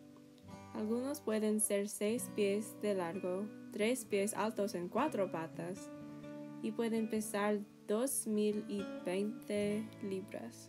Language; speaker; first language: Spanish; non-native, learner; English